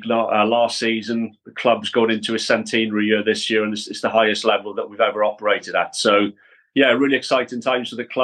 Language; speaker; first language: English; native; English